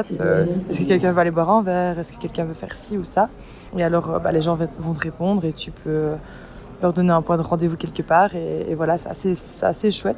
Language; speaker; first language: French; native; French